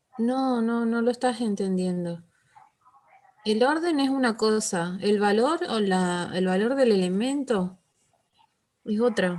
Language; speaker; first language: Spanish; native; Spanish